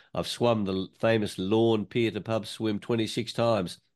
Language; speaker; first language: English; native; English